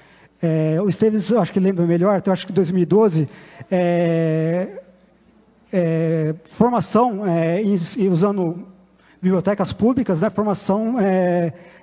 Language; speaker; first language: Portuguese; native; Portuguese